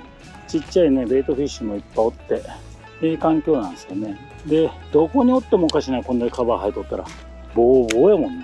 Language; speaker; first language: Japanese; native; Japanese